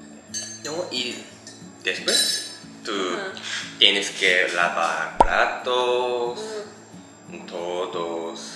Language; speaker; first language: Spanish; non-native, learner; Japanese